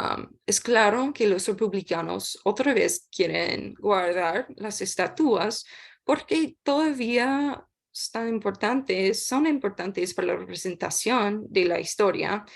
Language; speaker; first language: Spanish; non-native, learner; English